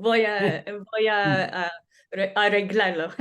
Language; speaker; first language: Spanish; non-native, fluent; English